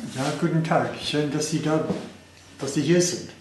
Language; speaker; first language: German; non-native, fluent; English